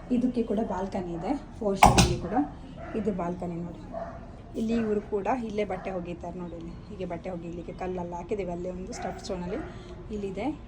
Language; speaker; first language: Kannada; non-native, local second language; Tulu